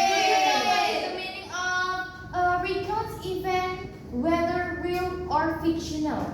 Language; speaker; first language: English; non-native, learner; Indonesian